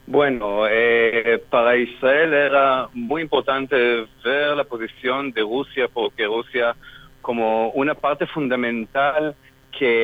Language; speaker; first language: Spanish; non-native, fluent; Hebrew